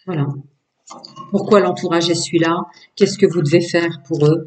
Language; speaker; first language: French; native; French